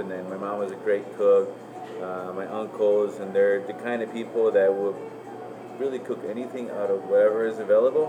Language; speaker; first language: English; non-native, fluent; Spanish